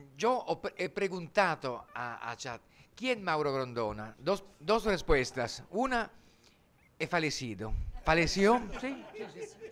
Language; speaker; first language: Spanish; non-native, fluent; Italian